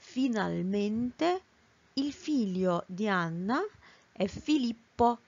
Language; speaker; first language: Italian; non-native, fluent; Arabic